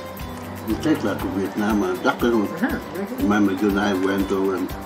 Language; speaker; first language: English; non-native, learner; Vietnamese